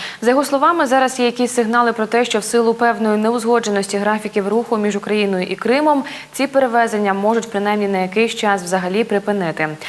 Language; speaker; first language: Ukrainian; native; Ukrainian